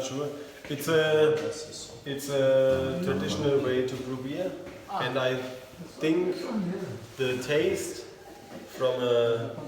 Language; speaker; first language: English; non-native, learner; German